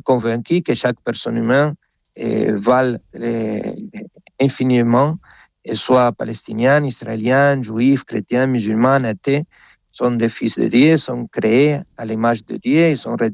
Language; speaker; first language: French; non-native, fluent; Spanish